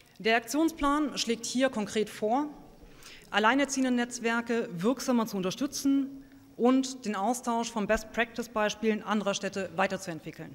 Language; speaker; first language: German; native; German